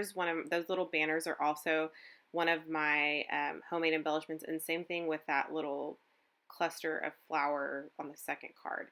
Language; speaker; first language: English; native; English